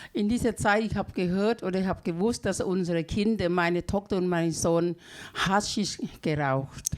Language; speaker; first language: German; non-native, learner; Thai